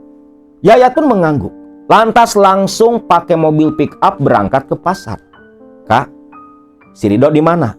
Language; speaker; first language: Indonesian; non-native, local second language; Sundanese